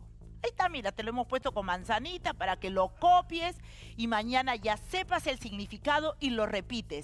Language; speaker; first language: Spanish; native; Spanish